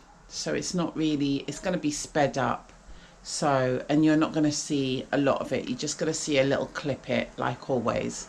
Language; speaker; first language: English; native; English